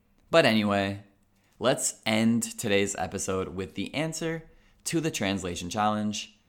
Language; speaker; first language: English; native; English